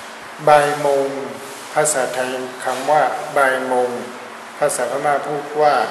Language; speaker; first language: Thai; non-native, fluent; Burmese